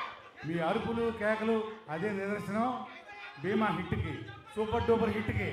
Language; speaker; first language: Telugu; native; Telugu